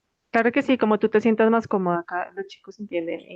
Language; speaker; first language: Spanish; native; Spanish